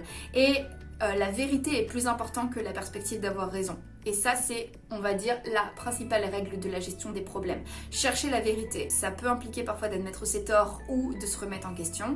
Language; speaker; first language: French; native; French